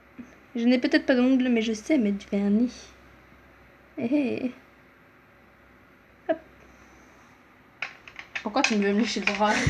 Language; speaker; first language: French; native; French